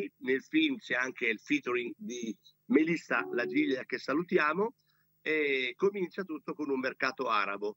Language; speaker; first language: Italian; native; Italian